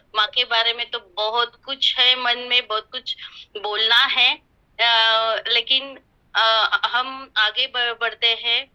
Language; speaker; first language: Hindi; non-native, local second language; Marathi